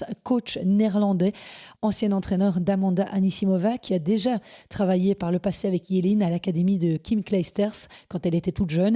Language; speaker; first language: French; native; French